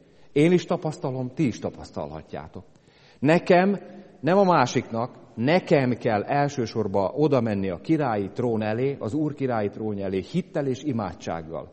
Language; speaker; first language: Hungarian; native; Hungarian